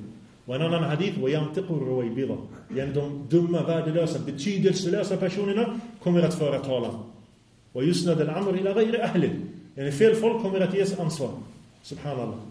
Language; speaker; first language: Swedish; early bilingual, other home language; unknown